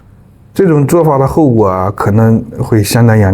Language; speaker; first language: Chinese; native; Chinese